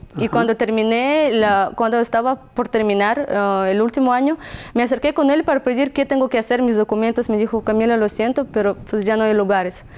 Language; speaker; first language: Spanish; non-native, fluent; Russian